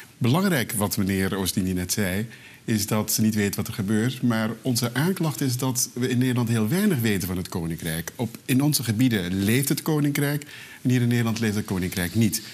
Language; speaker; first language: Dutch; non-native, local second language; Papiamento